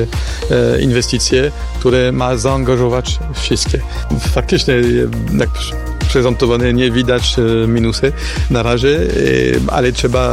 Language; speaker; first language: Polish; non-native, learner; French